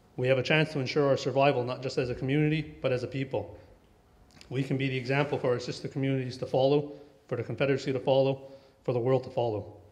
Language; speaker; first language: English; native; English